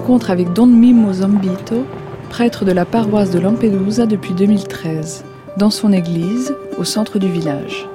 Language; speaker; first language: French; native; French